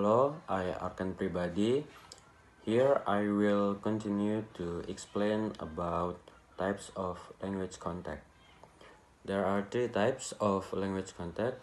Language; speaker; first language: English; non-native, learner; Indonesian